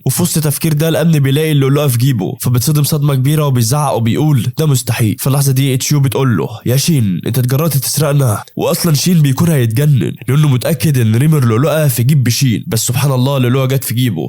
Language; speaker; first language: Arabic; native; Arabic